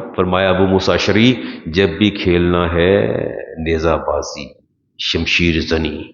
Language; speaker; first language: Urdu; non-native, local second language; Punjabi